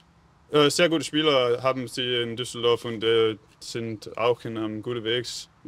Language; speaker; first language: German; non-native, learner; Danish